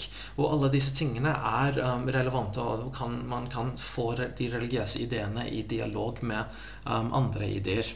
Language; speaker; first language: Norwegian; non-native, fluent; English